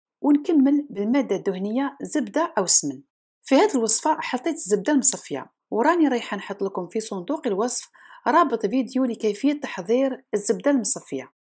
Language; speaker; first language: Arabic; native; Arabic